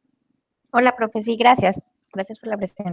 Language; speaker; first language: Spanish; native; Spanish